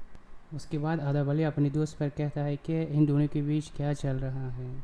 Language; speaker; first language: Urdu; non-native, local second language; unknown